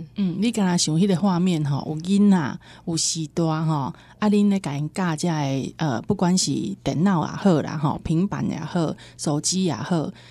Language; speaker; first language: Chinese; native; Chinese